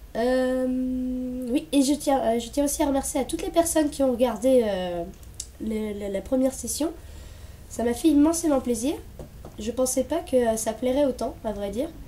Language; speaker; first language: French; native; French